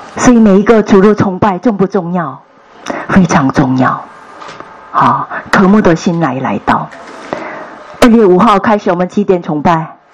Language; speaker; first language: Chinese; non-native, fluent; Korean